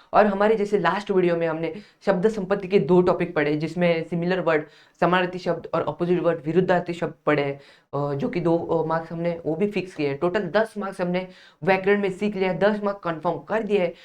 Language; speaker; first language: Hindi; non-native, local second language; Marathi